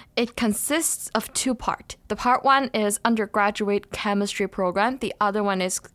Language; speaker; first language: English; non-native, fluent; Chinese